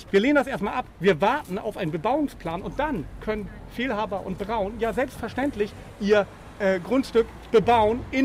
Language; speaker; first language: German; native; German